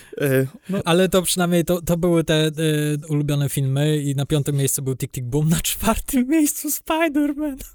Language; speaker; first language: Polish; native; Polish